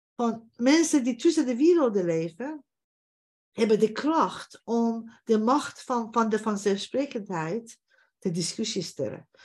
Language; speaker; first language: Dutch; non-native, fluent; Persian